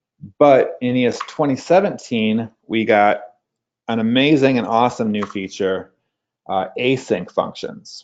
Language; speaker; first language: English; native; English